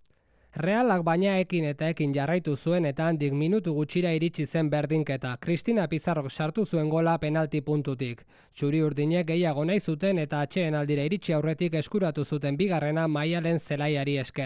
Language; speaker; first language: Basque; native; Basque